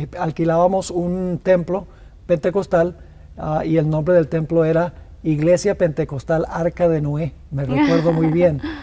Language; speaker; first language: Spanish; early bilingual, other home language; English